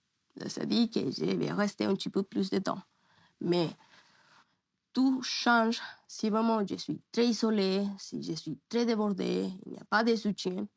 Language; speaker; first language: French; non-native, learner; Spanish